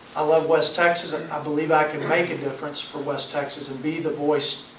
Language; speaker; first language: English; native; English